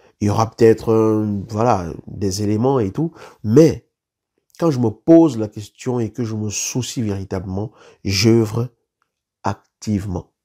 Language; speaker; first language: French; native; French